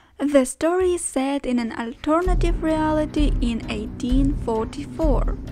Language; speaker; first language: English; non-native, fluent; Ukrainian